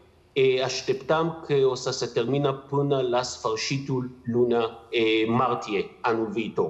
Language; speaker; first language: Romanian; non-native, learner; Hebrew